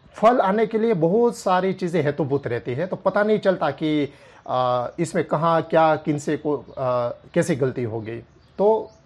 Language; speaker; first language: Hindi; non-native, local second language; Gujarati